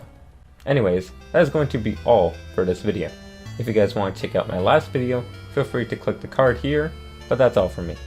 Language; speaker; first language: English; native; English